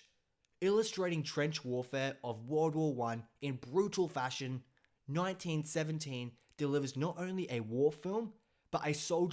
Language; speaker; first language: English; native; English